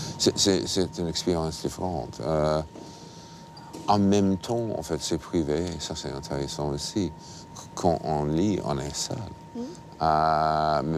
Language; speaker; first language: French; non-native, fluent; English